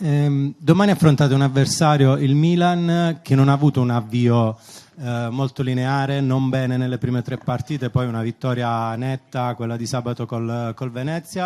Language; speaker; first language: Italian; native; Italian